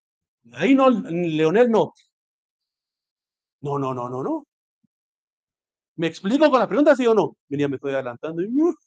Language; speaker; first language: Spanish; native; Spanish